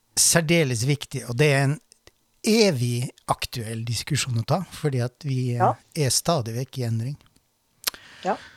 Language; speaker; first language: Norwegian; native; Norwegian